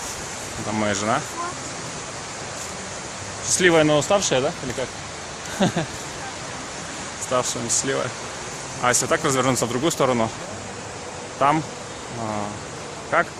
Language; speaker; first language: Russian; native; Russian